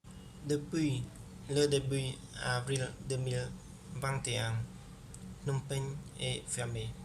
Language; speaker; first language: French; non-native, learner; Khmer